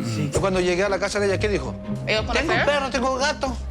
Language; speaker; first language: Spanish; native; Spanish